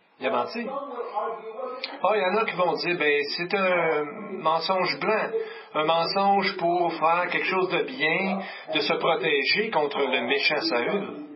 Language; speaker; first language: French; native; French